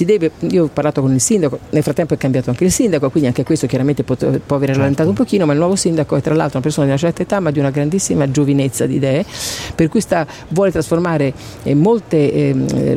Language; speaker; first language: Italian; native; Italian